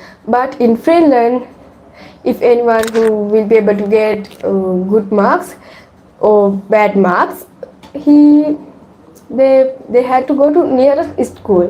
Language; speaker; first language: English; non-native, learner; Sinhala